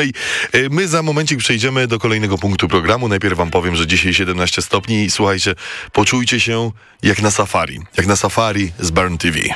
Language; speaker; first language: Polish; native; Polish